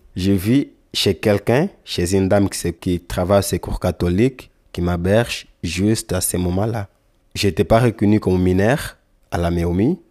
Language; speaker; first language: French; non-native, learner; Lingala